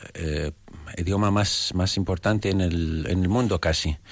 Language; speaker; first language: Spanish; non-native, fluent; Arabic